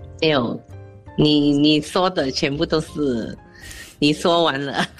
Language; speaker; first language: Chinese; non-native, local second language; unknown